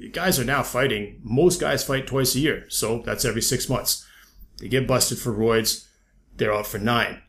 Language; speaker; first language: English; native; English